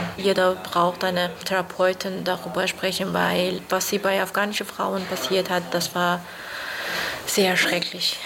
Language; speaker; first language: German; non-native, fluent; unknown